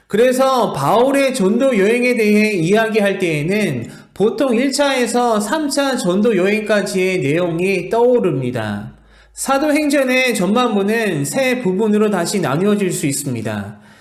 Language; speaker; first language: Korean; native; Korean